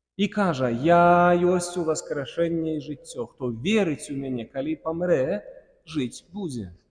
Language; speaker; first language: Belarusian; non-native, local second language; Russian